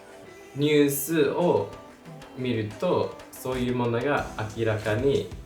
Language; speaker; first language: Japanese; non-native, learner; English